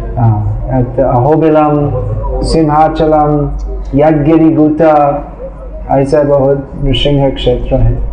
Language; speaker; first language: Hindi; non-native, fluent; English